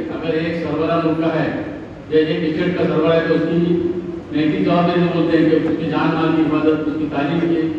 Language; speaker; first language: Hindi; native; Hindi